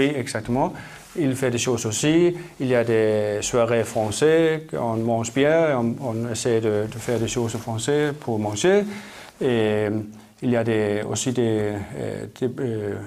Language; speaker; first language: French; non-native, learner; Danish